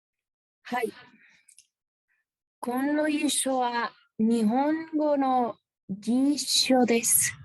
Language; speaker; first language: Japanese; non-native, learner; Spanish